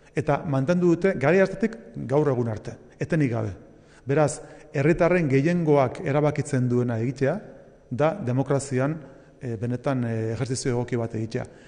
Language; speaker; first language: Basque; native; Basque